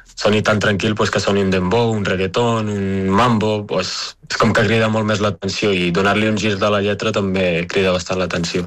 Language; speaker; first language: Catalan; early bilingual, other home language; Arabic